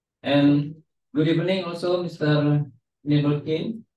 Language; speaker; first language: English; non-native, fluent; Indonesian